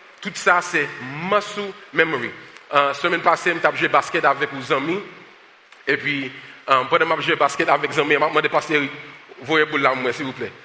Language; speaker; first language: French; non-native, local second language; Haitian Creole